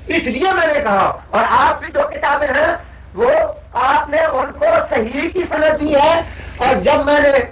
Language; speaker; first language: Urdu; non-native, local second language; Punjabi